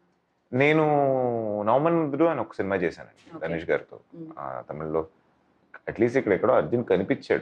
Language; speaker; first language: Telugu; native; Telugu